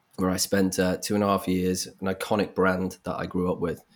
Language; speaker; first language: English; native; English